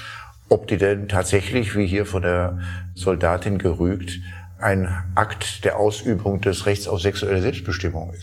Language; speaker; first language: German; native; German